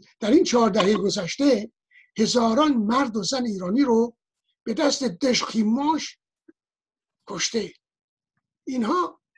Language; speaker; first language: Persian; native; Persian